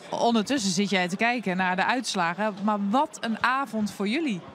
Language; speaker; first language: Dutch; native; Dutch